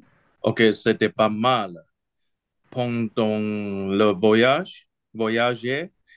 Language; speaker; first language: French; non-native, learner; Chinese